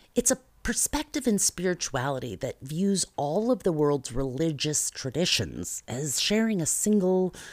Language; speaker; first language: English; native; English